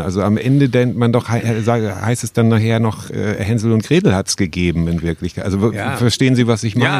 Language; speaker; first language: German; native; German